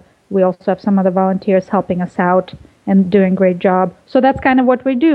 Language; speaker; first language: English; early bilingual, other home language; Russian